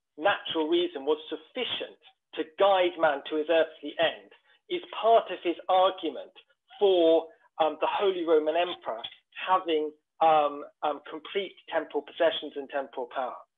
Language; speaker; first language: English; native; English